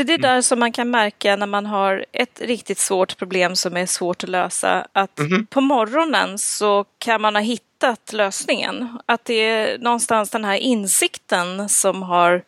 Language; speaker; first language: Swedish; native; Swedish